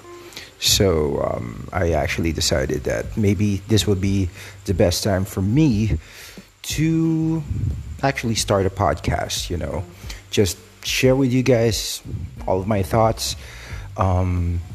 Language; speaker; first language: English; non-native, local second language; Filipino